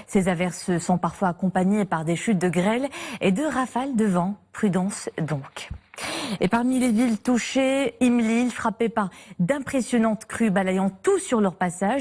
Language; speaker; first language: French; non-native, local second language; Arabic